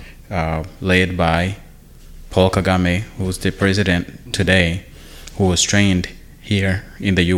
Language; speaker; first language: English; non-native, local second language; Kinyarwanda